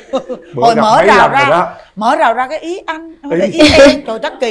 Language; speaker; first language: Vietnamese; native; Vietnamese